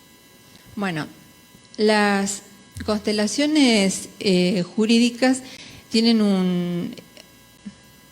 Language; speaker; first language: Spanish; native; Spanish